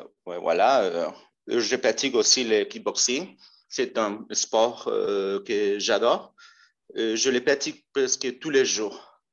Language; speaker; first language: French; non-native, learner; Spanish